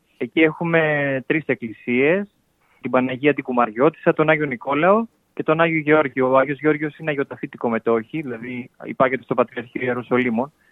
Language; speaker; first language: Greek; native; Greek